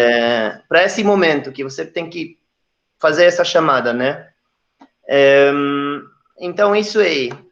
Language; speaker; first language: Portuguese; non-native, fluent; Hebrew